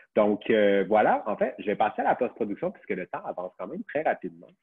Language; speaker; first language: French; native; French